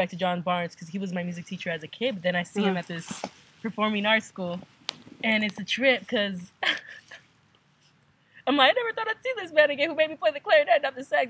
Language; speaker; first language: English; native; English